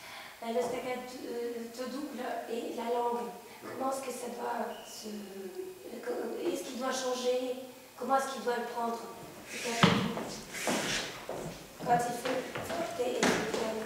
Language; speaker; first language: French; non-native, fluent; Russian